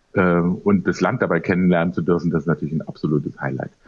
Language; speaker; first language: German; native; German